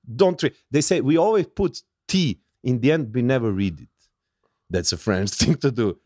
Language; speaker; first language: English; non-native, learner; Serbian